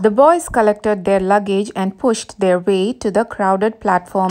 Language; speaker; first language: English; non-native, local second language; Tamil